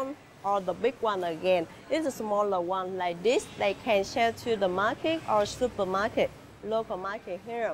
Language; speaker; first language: English; non-native, learner; Vietnamese